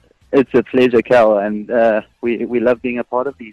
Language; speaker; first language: English; native; English